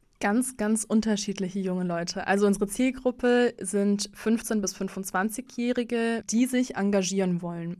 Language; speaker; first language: German; early bilingual, other home language; Russian